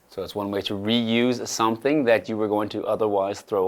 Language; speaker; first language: English; native; English